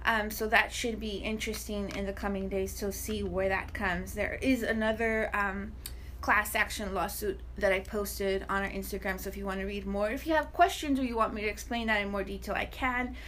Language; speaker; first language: English; early bilingual, other home language; Spanish